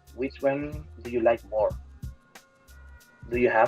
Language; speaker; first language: English; non-native, fluent; Spanish